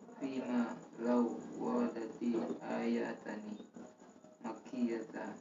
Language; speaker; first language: Arabic; non-native, learner; Indonesian